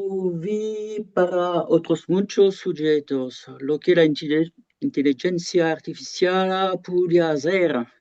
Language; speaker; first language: Spanish; non-native, fluent; French